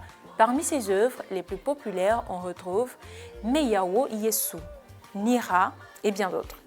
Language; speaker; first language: French; native; French